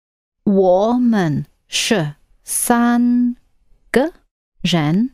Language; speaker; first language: Chinese; non-native, learner; English